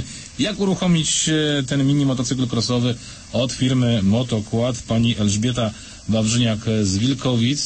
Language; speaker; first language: Polish; native; Polish